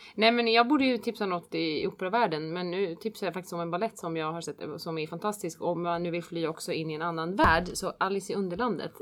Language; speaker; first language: Swedish; non-native, fluent; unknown